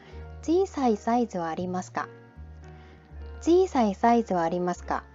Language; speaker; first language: Japanese; non-native, fluent; Korean